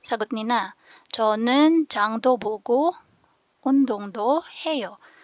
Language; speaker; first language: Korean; non-native, fluent; Filipino